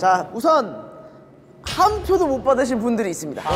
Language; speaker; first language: Korean; native; Korean